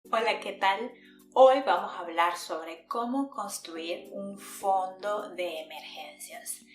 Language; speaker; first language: Spanish; native; Spanish